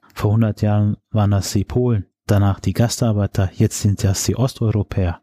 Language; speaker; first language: German; early bilingual, other home language; Turkish